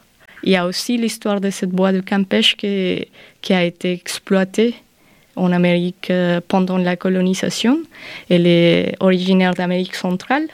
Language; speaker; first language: French; non-native, fluent; Spanish